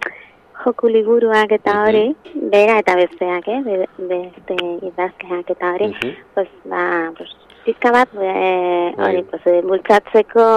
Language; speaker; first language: Basque; non-native, local second language; Spanish